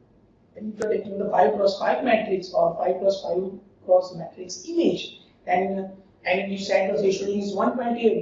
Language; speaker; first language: English; non-native, local second language; Gujarati